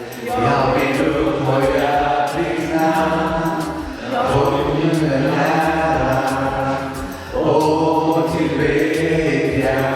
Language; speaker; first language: Swedish; non-native, fluent; Tigrinya